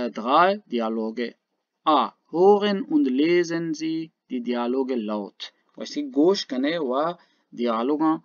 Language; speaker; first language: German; non-native, fluent; Baluchi